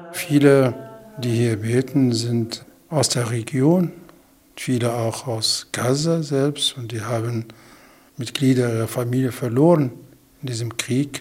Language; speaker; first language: German; non-native, fluent; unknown